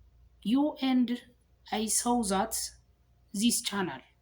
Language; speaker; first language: English; non-native, learner; Amharic